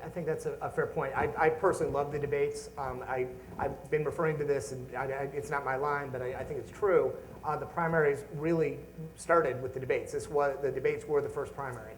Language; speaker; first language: English; native; English